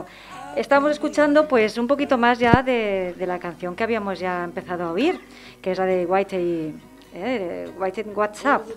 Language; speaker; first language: Spanish; native; Spanish